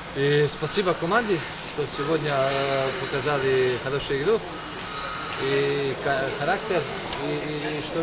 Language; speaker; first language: Russian; non-native, learner; Slovenian